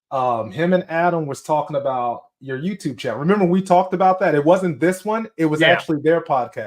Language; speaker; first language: English; native; English